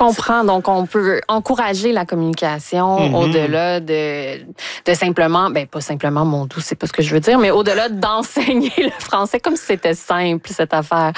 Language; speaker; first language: French; native; French